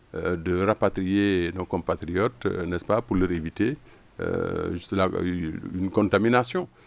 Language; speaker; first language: French; non-native, local second language; Wolof